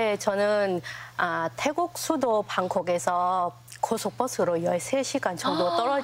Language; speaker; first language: Korean; non-native, fluent; Thai